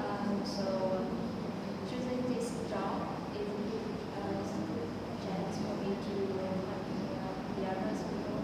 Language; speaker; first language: English; non-native, fluent; Vietnamese